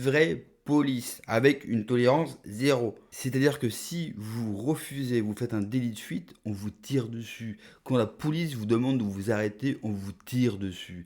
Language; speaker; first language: French; native; French